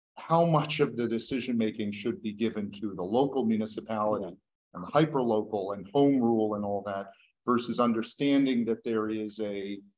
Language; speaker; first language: English; native; English